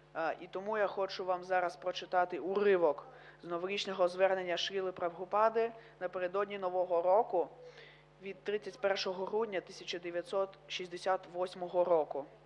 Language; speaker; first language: Ukrainian; non-native, local second language; Russian